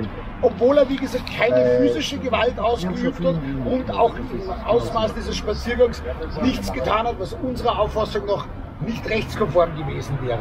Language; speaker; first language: German; native; German